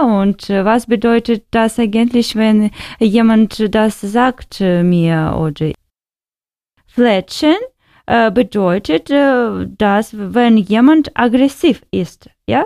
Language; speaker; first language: German; non-native, learner; Russian